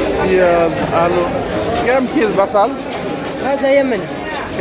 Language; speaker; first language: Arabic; non-native, learner; Bangla